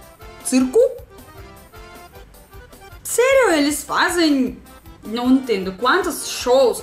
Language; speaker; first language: Portuguese; non-native, learner; Russian